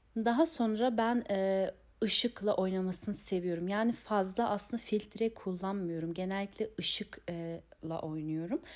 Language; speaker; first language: Turkish; early bilingual, heritage; Turkish